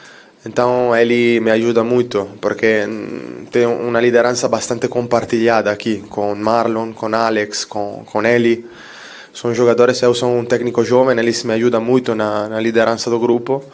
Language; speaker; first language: Portuguese; non-native, fluent; Italian